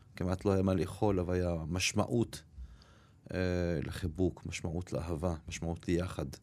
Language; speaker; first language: Hebrew; non-native, local second language; Arabic